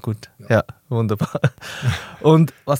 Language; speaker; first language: German; native; German